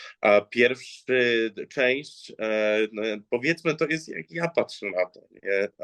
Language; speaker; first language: Polish; early bilingual, heritage; English